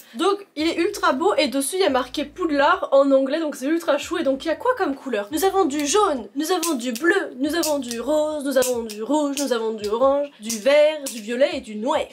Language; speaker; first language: French; native; French